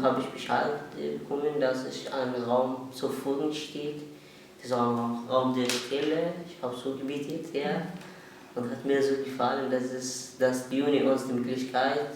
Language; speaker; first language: German; non-native, learner; Arabic